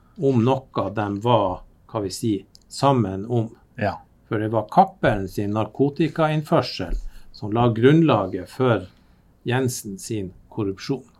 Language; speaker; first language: Norwegian; native; Norwegian